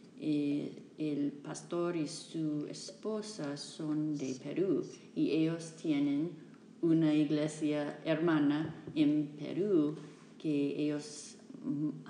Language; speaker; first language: Spanish; non-native, fluent; English